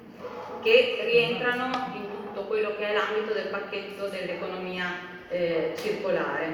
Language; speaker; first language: Italian; native; Italian